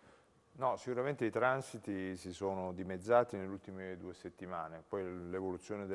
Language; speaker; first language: Italian; native; Italian